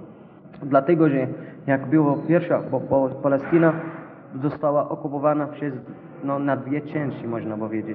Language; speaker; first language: Polish; non-native, learner; Arabic